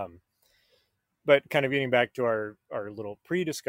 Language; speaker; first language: English; native; English